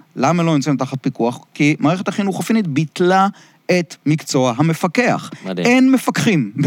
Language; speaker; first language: Hebrew; native; Hebrew